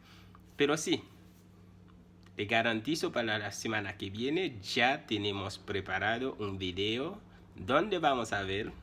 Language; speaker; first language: Spanish; non-native, fluent; Haitian Creole